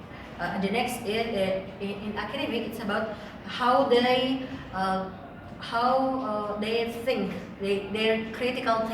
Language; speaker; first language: English; non-native, learner; Indonesian